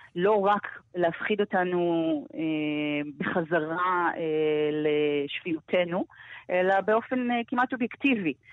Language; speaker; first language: Hebrew; native; Hebrew